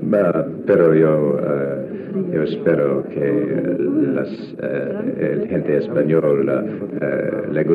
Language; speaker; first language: Spanish; non-native, learner; English